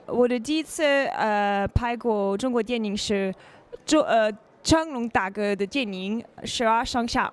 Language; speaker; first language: Chinese; non-native, learner; French